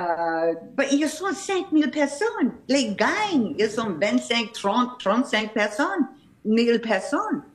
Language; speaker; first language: French; non-native, fluent; English